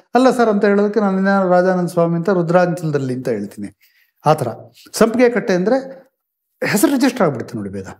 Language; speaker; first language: Kannada; native; Kannada